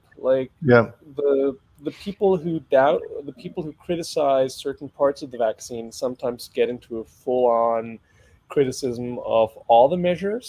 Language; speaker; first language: English; non-native, fluent; German